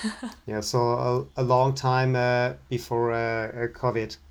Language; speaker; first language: English; non-native, fluent; German